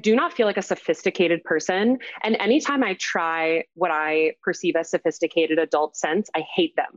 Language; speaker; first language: English; native; English